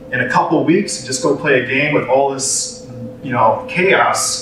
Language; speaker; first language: English; native; English